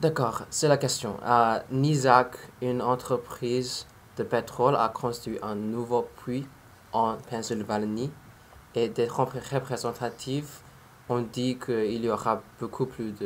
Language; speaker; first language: French; non-native, learner; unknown